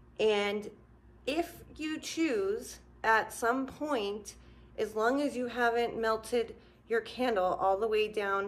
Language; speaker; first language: English; native; English